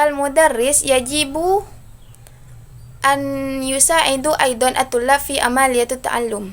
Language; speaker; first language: Arabic; non-native, learner; Indonesian